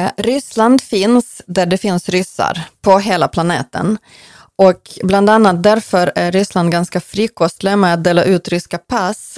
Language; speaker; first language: Swedish; non-native, fluent; Ukrainian